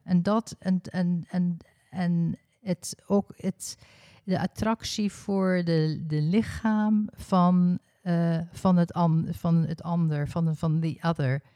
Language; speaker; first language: Dutch; early bilingual, heritage; Dutch